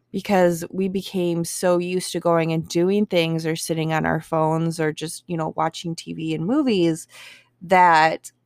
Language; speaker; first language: English; native; English